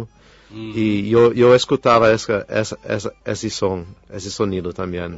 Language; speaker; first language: Spanish; non-native, fluent; English